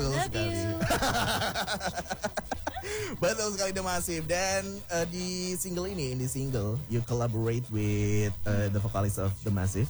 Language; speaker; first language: English; non-native, fluent; Indonesian